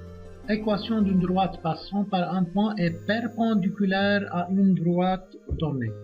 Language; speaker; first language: French; non-native, local second language; Arabic